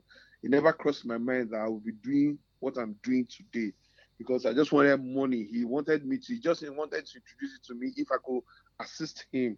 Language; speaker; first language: English; non-native, local second language; Yoruba